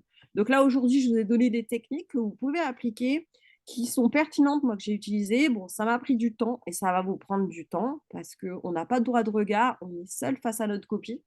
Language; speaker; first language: French; native; French